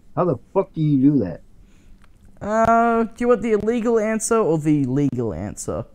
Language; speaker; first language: English; native; English